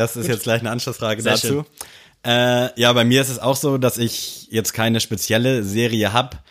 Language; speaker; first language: German; native; German